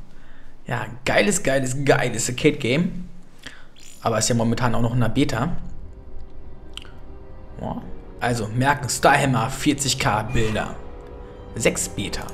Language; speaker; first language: German; native; German